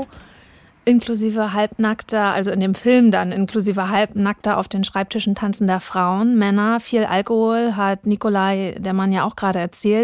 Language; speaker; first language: German; native; German